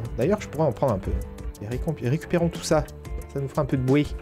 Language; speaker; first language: French; native; French